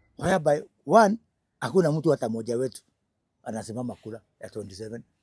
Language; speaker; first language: Swahili; native; Swahili